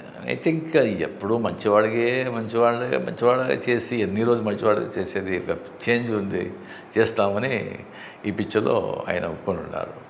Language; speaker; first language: Telugu; non-native, local second language; Marathi